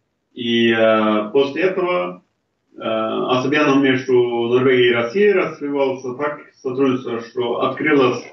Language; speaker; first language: Russian; non-native, fluent; Norwegian